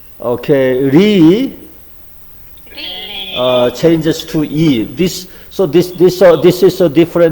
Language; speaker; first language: English; non-native, fluent; Korean